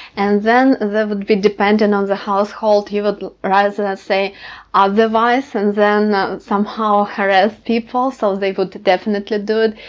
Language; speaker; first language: English; non-native, fluent; Ukrainian